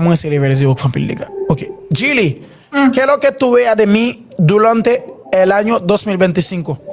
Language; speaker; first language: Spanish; non-native, learner; Haitian Creole